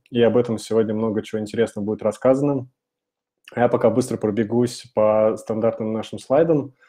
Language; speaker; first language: Russian; native; Russian